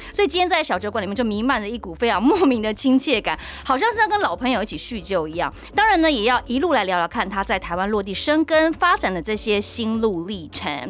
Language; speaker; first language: Chinese; native; Chinese